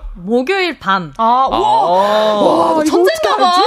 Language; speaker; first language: Korean; native; Korean